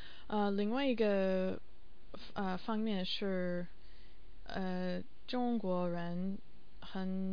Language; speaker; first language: Chinese; non-native, learner; English